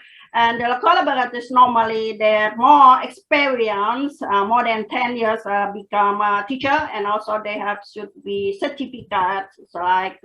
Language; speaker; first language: English; non-native, fluent; Indonesian